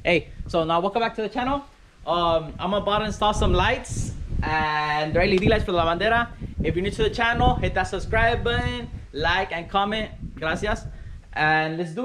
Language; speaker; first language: English; early bilingual, other home language; Spanish